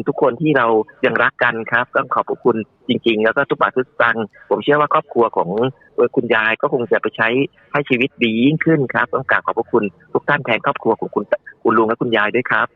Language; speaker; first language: Thai; native; Thai